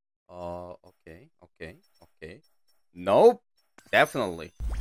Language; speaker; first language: English; non-native, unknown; Korean